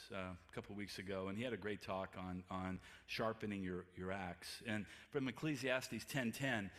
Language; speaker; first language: English; native; English